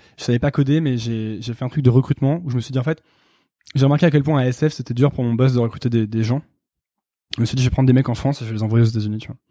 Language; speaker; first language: French; native; French